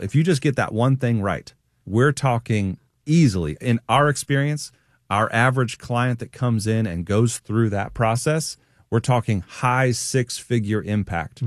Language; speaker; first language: English; native; English